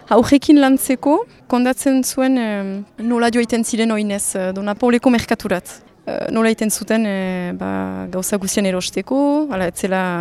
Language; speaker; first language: Basque; native; Basque